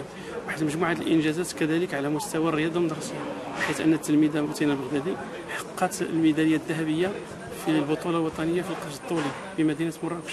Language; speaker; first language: Arabic; native; Arabic